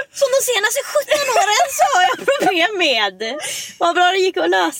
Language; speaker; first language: Swedish; native; Swedish